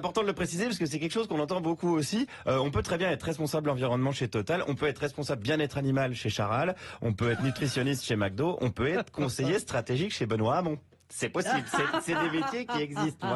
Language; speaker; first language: French; native; French